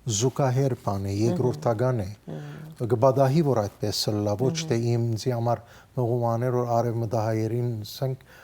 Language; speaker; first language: Armenian; early bilingual, heritage; Armenian